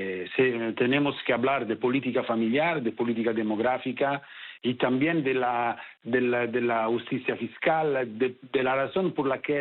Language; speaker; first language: Spanish; non-native, fluent; Italian